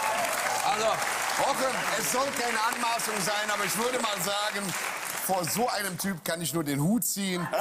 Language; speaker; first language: German; native; German